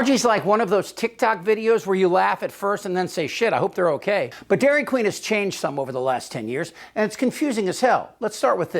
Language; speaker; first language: English; native; English